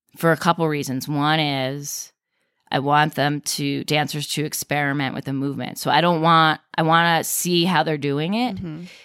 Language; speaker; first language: English; native; English